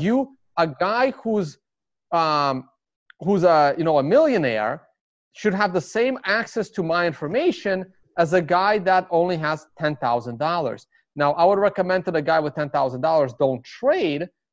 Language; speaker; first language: English; early bilingual, other home language; Russian